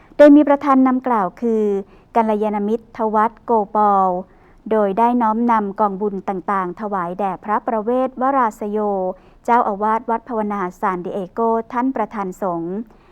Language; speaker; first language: Thai; native; Thai